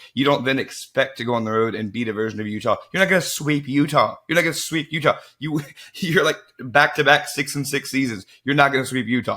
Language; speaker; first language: English; native; English